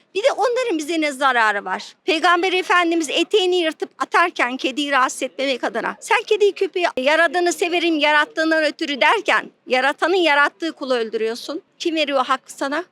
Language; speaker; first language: Turkish; non-native, fluent; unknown